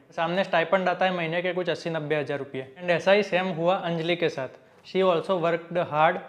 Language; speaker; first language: Hindi; non-native, local second language; Gujarati